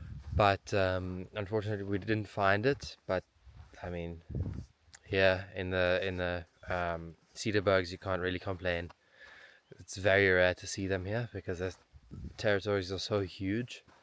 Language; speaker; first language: English; native; English